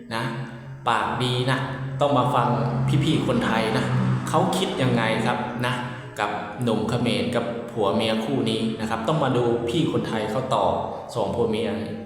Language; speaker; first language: Thai; native; Thai